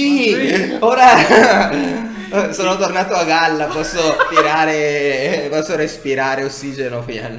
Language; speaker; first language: Italian; native; Italian